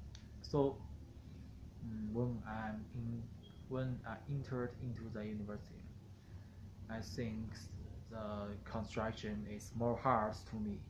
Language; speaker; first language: English; non-native, learner; Chinese